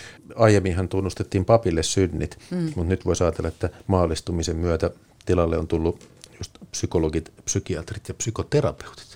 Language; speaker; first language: Finnish; native; Finnish